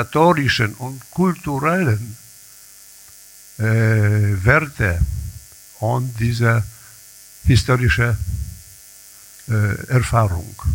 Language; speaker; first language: German; non-native, learner; Polish